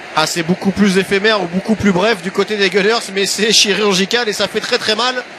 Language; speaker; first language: French; native; French